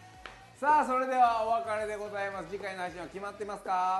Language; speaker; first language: Japanese; native; Japanese